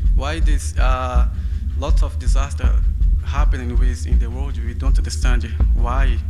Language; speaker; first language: English; non-native, fluent; Portuguese